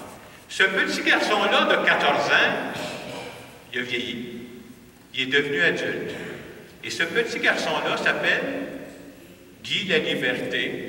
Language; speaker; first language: French; native; French